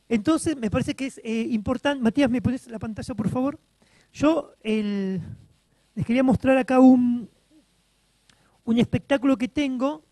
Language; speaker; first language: Spanish; native; Spanish